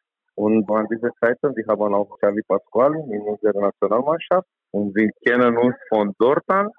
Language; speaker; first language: German; non-native, learner; Romanian